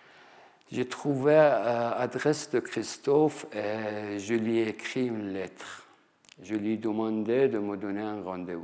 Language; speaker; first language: French; non-native, fluent; Persian